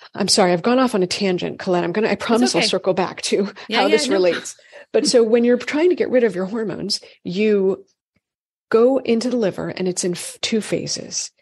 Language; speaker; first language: English; native; English